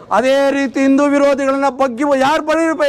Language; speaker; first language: Kannada; native; Kannada